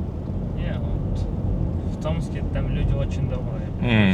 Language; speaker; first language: Russian; non-native, local second language; Uzbek